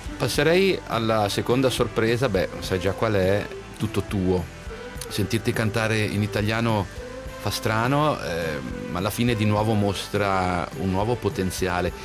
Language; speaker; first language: Italian; native; Italian